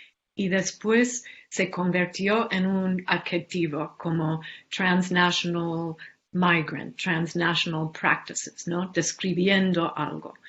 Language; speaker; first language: Spanish; non-native, fluent; English